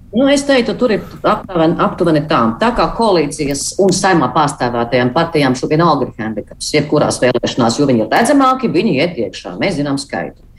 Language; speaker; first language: Latvian; native; Latvian